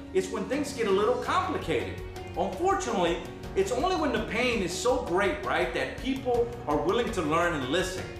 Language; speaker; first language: English; native; English